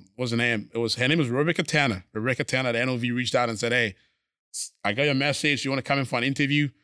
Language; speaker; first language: English; non-native, local second language; Akan